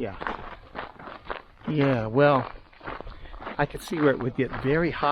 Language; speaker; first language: English; native; English